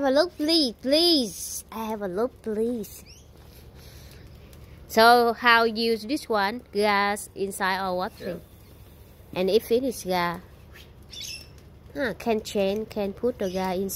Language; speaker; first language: English; non-native, learner; Vietnamese